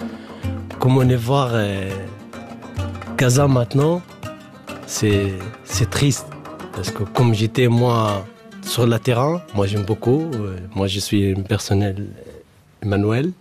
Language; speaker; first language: French; non-native, learner; Arabic